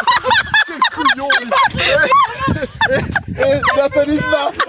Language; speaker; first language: French; native; French